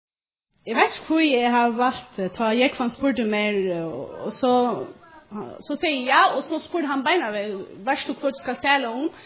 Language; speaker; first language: Norwegian; non-native, learner; Faroese